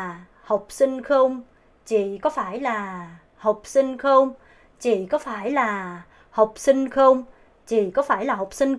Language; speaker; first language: Vietnamese; non-native, fluent; Korean